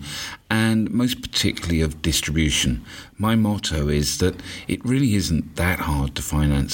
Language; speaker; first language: English; native; English